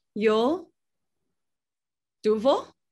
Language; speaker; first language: Spanish; non-native, learner; Chinese